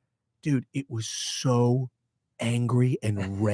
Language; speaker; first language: English; native; English